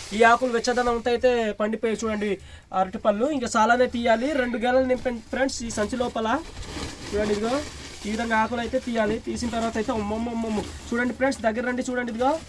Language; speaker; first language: Telugu; non-native, local second language; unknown